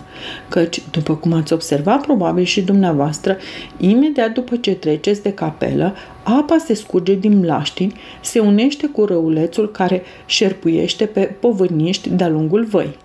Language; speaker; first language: Romanian; native; Romanian